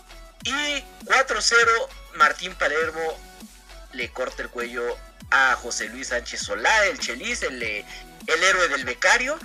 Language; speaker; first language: Spanish; native; Spanish